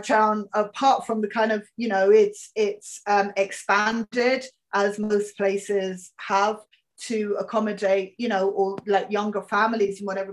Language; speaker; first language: English; native; English